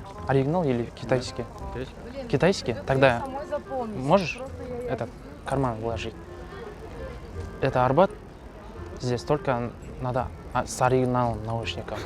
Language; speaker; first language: Russian; non-native, local second language; Kazakh